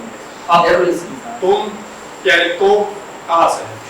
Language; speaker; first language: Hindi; non-native, learner; Turkish